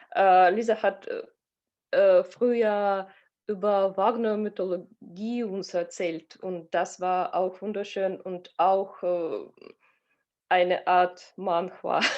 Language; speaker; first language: German; non-native, learner; Russian